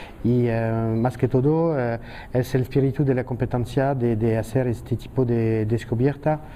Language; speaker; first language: Spanish; non-native, fluent; French